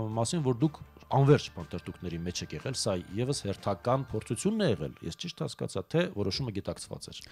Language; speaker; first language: Armenian; native; Armenian